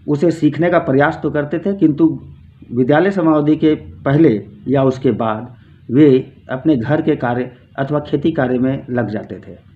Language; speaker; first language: Hindi; native; Hindi